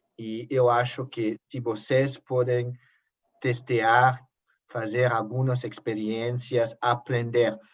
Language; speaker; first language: Portuguese; non-native, learner; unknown